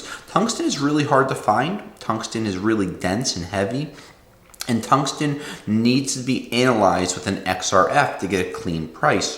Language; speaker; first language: English; native; English